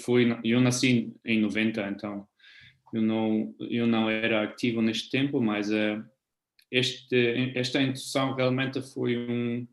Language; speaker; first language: Portuguese; non-native, fluent; German